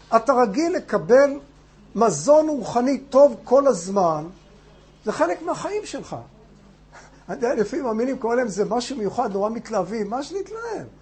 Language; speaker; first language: Hebrew; non-native, fluent; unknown